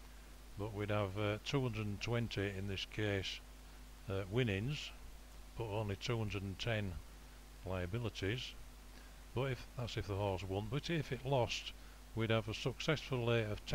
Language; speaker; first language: English; native; English